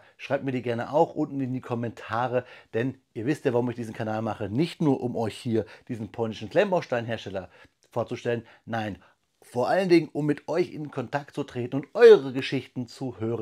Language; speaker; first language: German; native; German